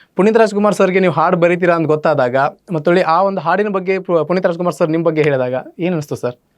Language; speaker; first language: Kannada; native; Kannada